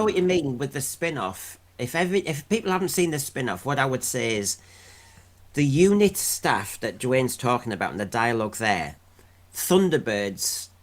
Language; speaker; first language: English; native; English